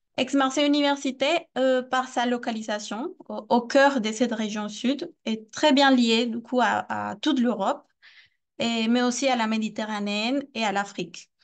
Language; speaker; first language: French; non-native, fluent; Spanish